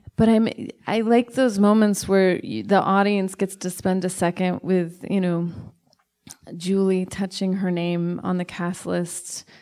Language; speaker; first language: English; native; English